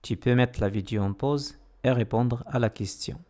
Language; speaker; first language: French; non-native, local second language; Arabic